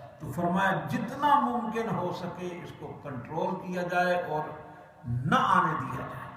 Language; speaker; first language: Urdu; non-native, local second language; Punjabi